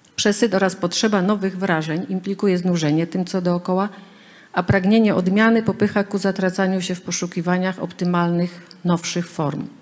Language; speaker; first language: Polish; native; Polish